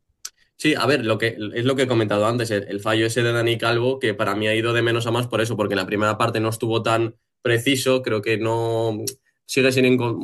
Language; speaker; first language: Spanish; native; Spanish